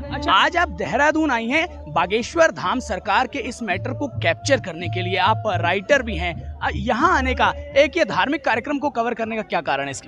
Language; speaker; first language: Hindi; native; Hindi